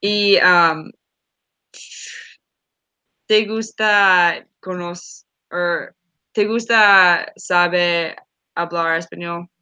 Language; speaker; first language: Spanish; non-native, learner; English